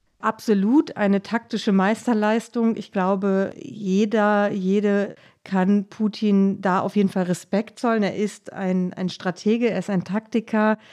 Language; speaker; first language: German; native; German